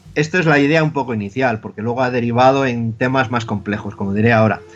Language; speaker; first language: Spanish; native; Spanish